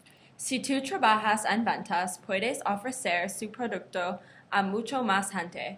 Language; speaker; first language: Spanish; non-native, learner; English